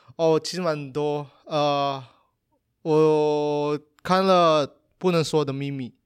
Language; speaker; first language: Chinese; non-native, fluent; Indonesian